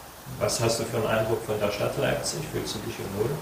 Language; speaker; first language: German; native; German